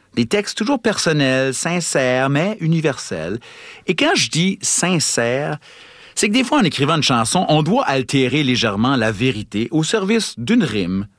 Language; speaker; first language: French; native; French